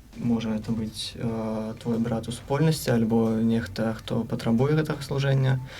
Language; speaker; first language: Belarusian; native; Belarusian